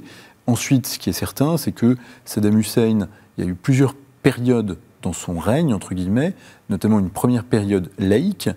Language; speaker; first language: French; native; French